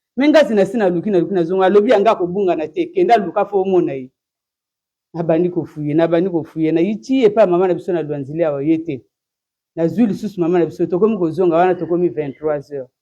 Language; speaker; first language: Lingala; native; Lingala